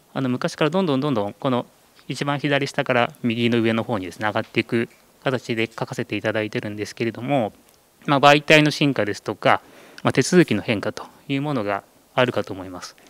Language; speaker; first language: Japanese; native; Japanese